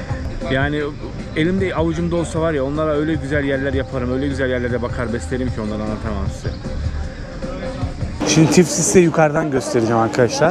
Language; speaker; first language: Turkish; native; Turkish